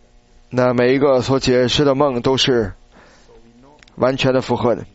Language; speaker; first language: Chinese; native; Chinese